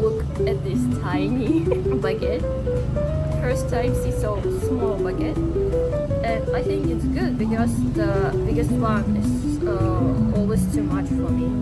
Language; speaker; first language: English; non-native, learner; Russian